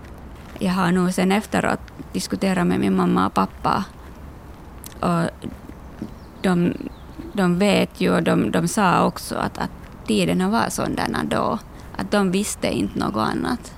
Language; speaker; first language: Swedish; non-native, local second language; Finnish